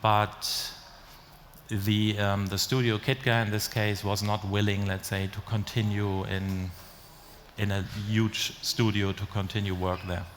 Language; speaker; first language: English; non-native, fluent; German